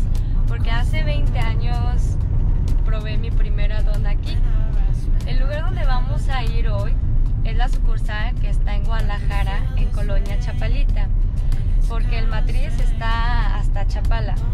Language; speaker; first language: Spanish; non-native, fluent; Korean